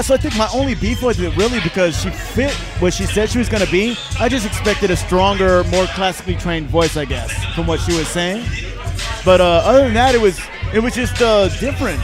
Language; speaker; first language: English; native; English